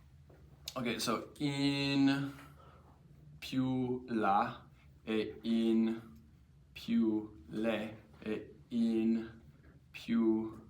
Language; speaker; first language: Italian; non-native, fluent; English